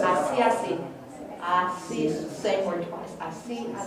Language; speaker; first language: Spanish; non-native, fluent; English